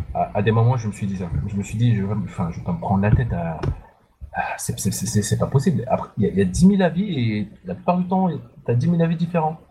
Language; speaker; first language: French; non-native, local second language; Sango